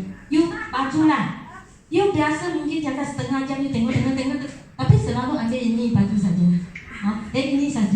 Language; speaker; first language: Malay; non-native, local second language; Chinese